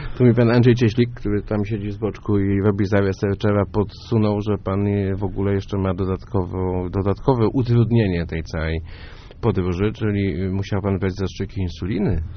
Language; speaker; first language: Polish; native; Polish